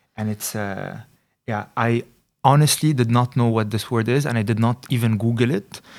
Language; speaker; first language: English; non-native, fluent; Arabic